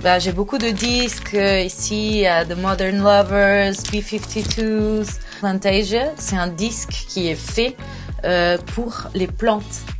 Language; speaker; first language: French; non-native, fluent; Portuguese